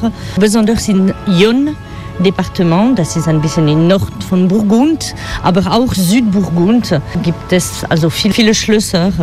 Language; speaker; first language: German; non-native, fluent; French